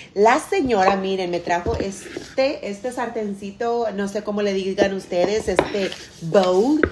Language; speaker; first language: Spanish; early bilingual, heritage; Spanish